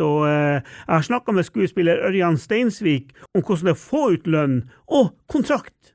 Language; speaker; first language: Norwegian; native; Norwegian